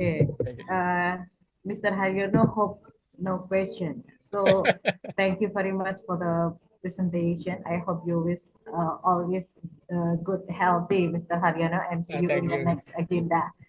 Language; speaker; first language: English; non-native, fluent; Indonesian